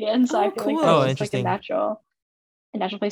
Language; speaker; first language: English; early bilingual, other home language; Chinese